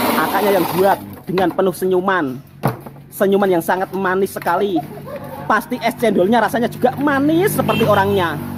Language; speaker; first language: Indonesian; native; Indonesian